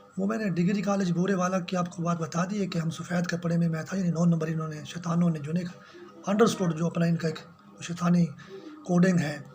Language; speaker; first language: Urdu; non-native, local second language; Punjabi